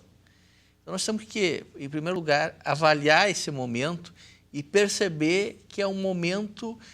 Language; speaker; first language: Portuguese; native; Portuguese